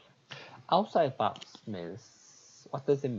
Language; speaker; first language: English; non-native, learner; Korean